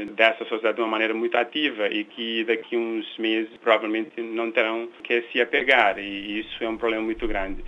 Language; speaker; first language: Portuguese; non-native, local second language; Kabuverdianu